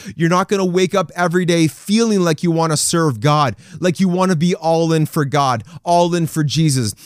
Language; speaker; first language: English; native; English